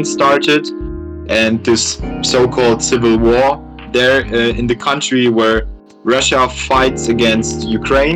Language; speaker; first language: English; non-native, fluent; German